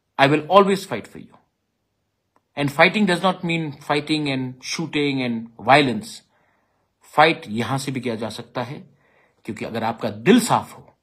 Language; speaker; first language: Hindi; non-native, local second language; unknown